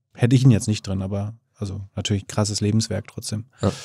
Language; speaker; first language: German; native; German